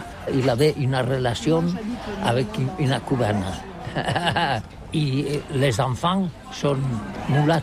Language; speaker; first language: French; non-native, learner; Catalan